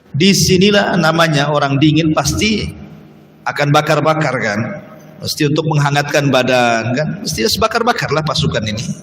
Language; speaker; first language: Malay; native; Malay